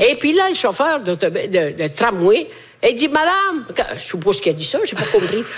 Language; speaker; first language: French; non-native, fluent; Italian